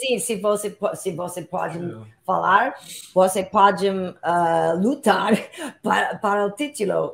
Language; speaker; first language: Portuguese; non-native, learner; English